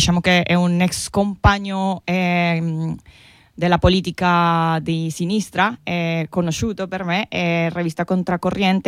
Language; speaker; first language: Italian; non-native, fluent; Spanish